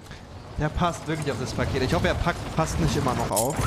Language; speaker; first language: German; native; German